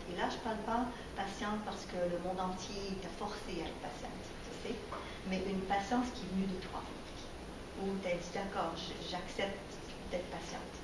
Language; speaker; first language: French; native; French